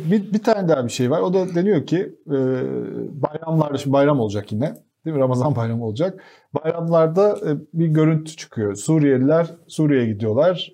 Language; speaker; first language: Turkish; native; Turkish